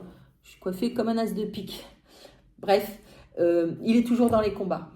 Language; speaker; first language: French; native; French